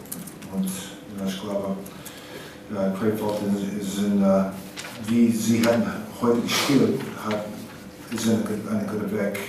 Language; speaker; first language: German; non-native, learner; English